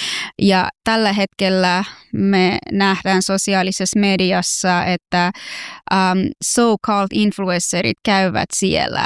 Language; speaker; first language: Finnish; non-native, fluent; Persian